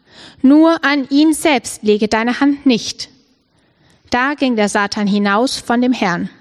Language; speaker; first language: German; native; German